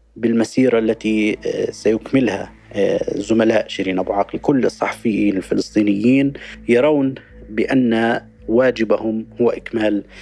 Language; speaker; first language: Arabic; native; Arabic